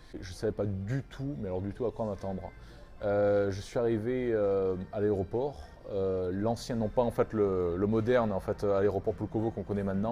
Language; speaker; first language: French; native; French